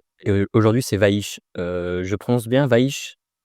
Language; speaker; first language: French; native; French